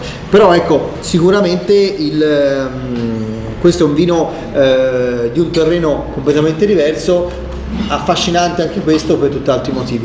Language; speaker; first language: Italian; native; Italian